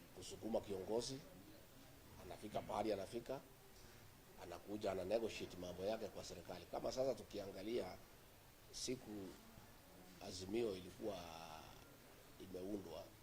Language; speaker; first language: Swahili; non-native, local second language; Kikuyu